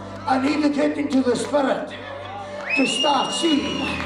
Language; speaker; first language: English; non-native, local second language; Afrikaans